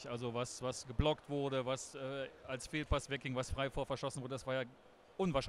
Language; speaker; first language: German; native; German